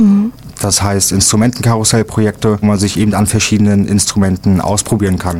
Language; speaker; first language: German; native; German